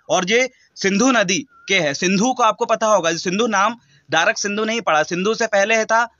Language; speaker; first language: Hindi; native; Hindi